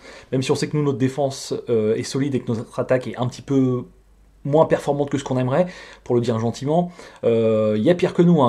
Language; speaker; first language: French; native; French